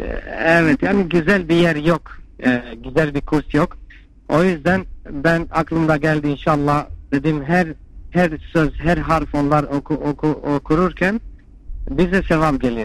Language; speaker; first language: Turkish; non-native, fluent; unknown